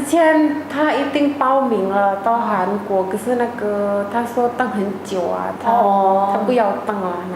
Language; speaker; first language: Chinese; non-native, fluent; Indonesian